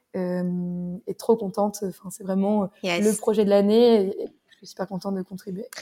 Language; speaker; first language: French; native; French